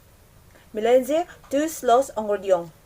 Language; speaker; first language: French; non-native, learner; Indonesian